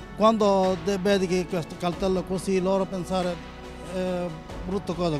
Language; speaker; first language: Italian; non-native, learner; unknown